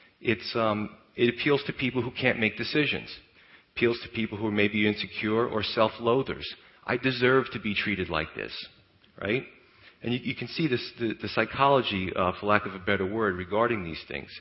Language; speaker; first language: English; native; English